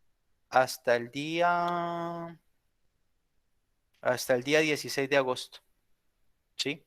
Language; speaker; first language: Spanish; native; Spanish